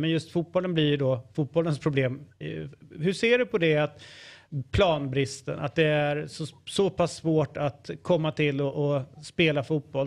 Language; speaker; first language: Swedish; native; Swedish